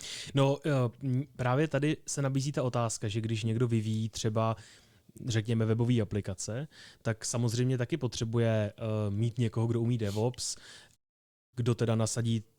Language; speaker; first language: Czech; native; Czech